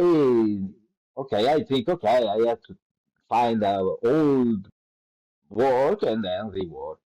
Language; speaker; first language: English; non-native, learner; Italian